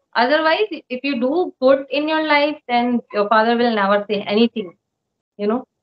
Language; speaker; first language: English; non-native, local second language; Hindi